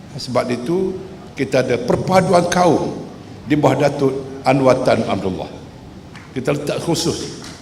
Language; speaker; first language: Malay; native; Malay